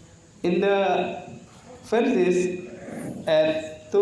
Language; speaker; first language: English; non-native, learner; Indonesian